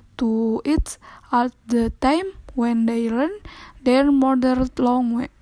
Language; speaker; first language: English; non-native, learner; Indonesian